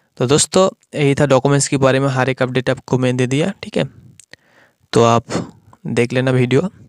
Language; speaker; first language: Hindi; non-native, local second language; Bangla